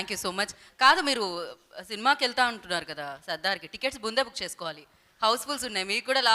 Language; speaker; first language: Telugu; native; Telugu